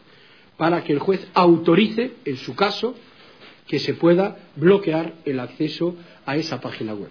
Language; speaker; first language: Spanish; native; Spanish